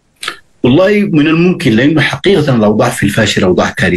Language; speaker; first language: Arabic; native; Arabic